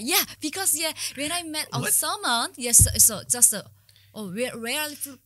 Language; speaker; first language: English; non-native, learner; Korean